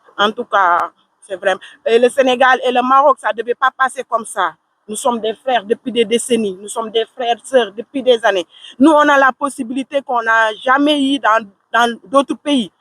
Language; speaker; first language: French; non-native, local second language; Wolof